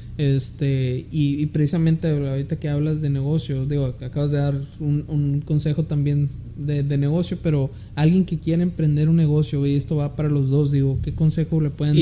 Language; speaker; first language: Spanish; early bilingual, heritage; Spanish